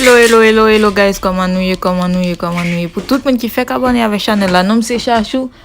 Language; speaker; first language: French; non-native, local second language; Haitian Creole